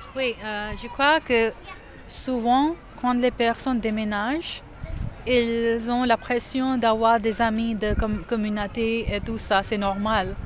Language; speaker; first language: French; non-native, fluent; Urdu